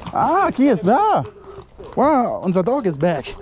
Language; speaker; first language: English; non-native, fluent; German